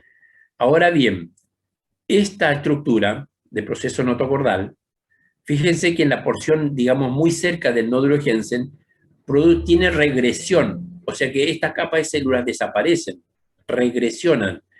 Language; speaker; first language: Spanish; native; Spanish